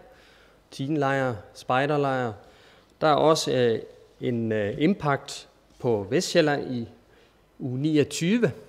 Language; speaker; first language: Danish; native; Danish